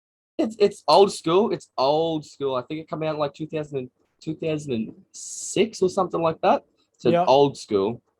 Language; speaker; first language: English; native; English